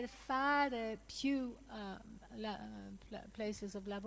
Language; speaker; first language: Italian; non-native, learner; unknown